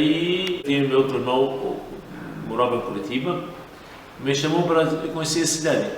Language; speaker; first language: Portuguese; non-native, learner; Arabic